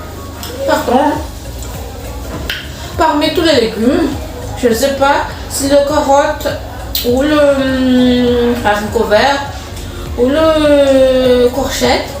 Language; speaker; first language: French; non-native, local second language; Malagasy